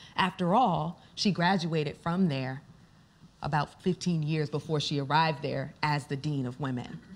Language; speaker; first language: English; native; English